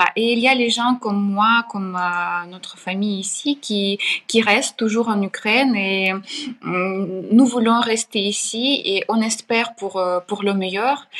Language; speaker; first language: French; non-native, fluent; Ukrainian